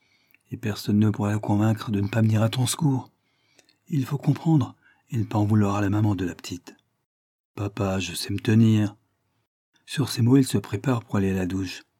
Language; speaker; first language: French; native; French